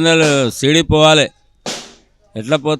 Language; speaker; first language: Telugu; non-native, local second language; Urdu